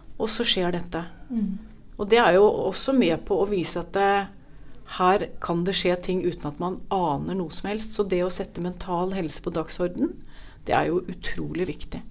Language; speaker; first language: Norwegian; native; Norwegian